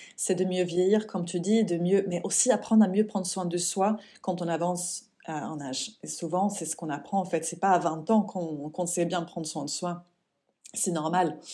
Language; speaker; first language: French; non-native, fluent; Swedish